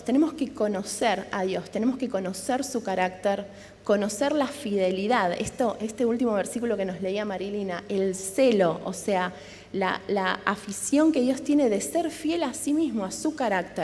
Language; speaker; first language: Spanish; native; Spanish